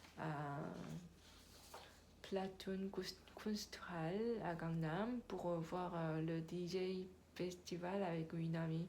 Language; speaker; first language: French; non-native, learner; Korean